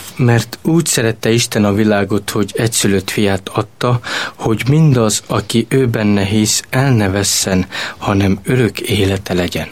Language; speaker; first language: Hungarian; non-native, local second language; Romany